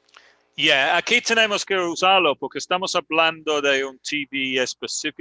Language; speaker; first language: Spanish; non-native, fluent; English